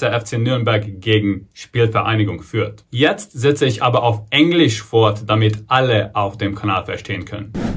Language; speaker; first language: German; non-native, fluent; Hungarian